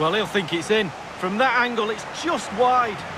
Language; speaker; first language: English; native; English